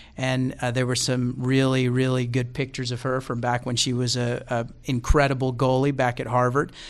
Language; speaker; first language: English; native; English